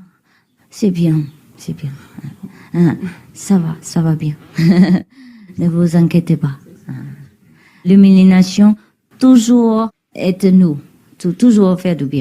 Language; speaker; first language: French; non-native, fluent; Vietnamese